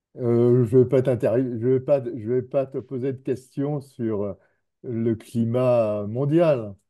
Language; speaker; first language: French; native; French